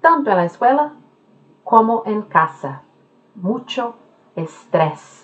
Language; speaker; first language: Spanish; non-native, fluent; Norwegian